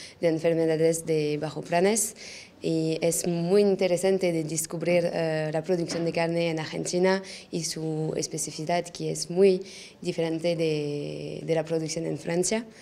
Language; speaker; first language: Spanish; non-native, learner; French